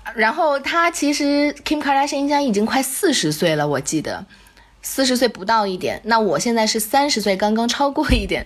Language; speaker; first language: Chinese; native; Chinese